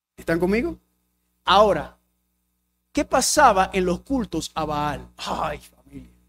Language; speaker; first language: Spanish; early bilingual, heritage; English